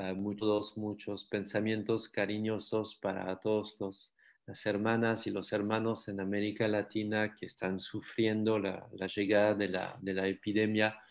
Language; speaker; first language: Spanish; non-native, fluent; French